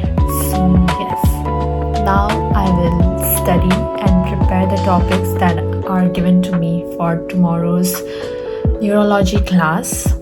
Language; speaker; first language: English; non-native, local second language; Hindi